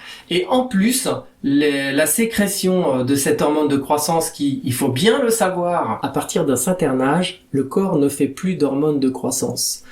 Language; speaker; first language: French; native; French